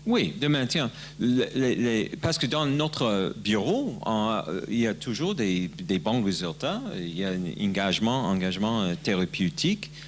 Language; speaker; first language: French; non-native, learner; English